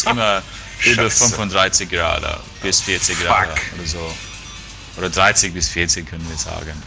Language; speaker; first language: German; non-native, fluent; English